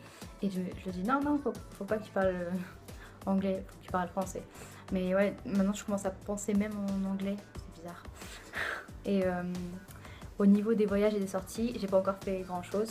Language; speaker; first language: French; native; French